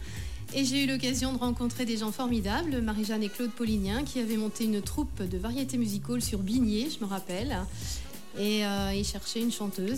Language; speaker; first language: French; native; French